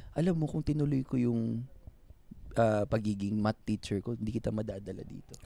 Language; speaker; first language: Filipino; non-native, local second language; Cebuano